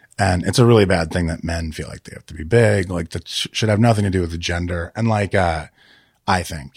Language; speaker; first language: English; native; English